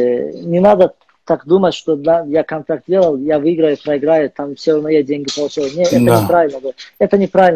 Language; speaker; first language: Russian; non-native, learner; Azerbaijani